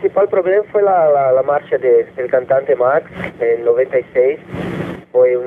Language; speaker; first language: Spanish; non-native, fluent; Portuguese